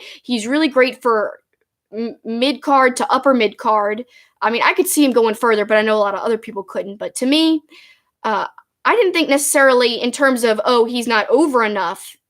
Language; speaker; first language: English; native; English